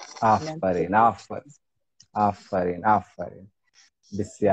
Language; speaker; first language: Persian; non-native, fluent; Hindi